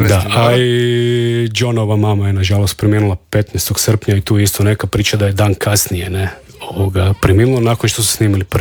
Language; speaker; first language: Serbian; native; Serbian